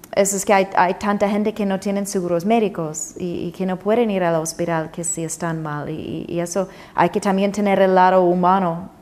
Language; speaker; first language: Spanish; non-native, fluent; English